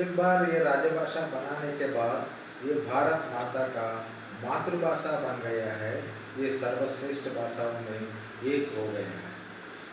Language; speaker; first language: Hindi; non-native, local second language; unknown